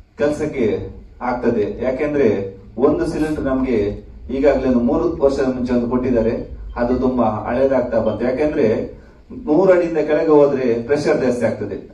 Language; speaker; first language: Kannada; non-native, local second language; Tulu